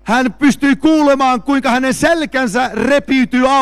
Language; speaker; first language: Finnish; native; Finnish